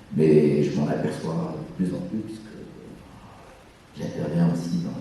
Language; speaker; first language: French; non-native, local second language; Arabic